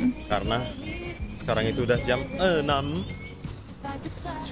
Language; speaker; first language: Indonesian; non-native, fluent; Turkish